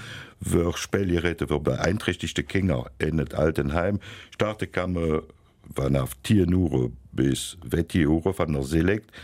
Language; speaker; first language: German; native; German